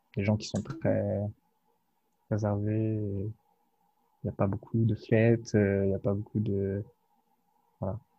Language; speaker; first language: French; native; French